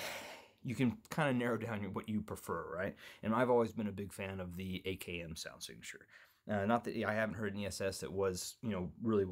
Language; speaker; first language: English; native; English